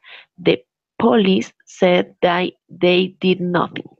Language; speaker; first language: English; non-native, learner; Spanish